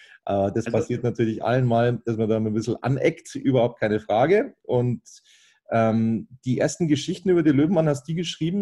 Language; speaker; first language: German; native; German